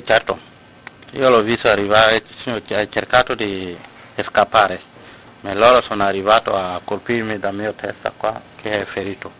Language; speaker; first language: Italian; non-native, learner; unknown